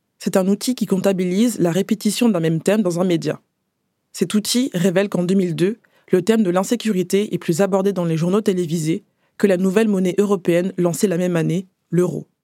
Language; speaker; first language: French; native; French